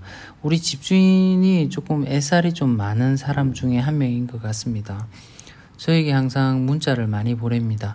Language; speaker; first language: Korean; native; Korean